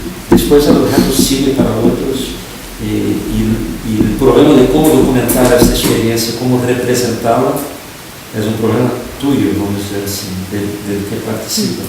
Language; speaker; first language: Spanish; non-native, fluent; Portuguese